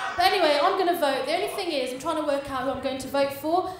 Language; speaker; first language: English; native; English